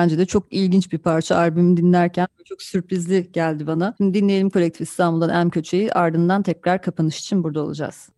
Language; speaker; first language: Turkish; native; Turkish